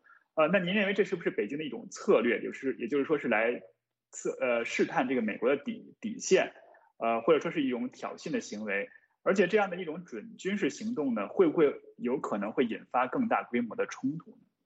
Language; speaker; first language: Chinese; native; Chinese